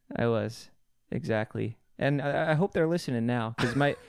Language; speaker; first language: English; native; English